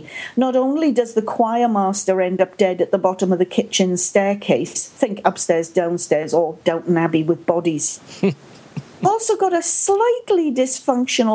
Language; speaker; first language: English; native; English